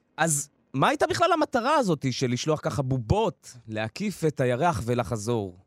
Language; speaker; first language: Hebrew; early bilingual, other home language; Russian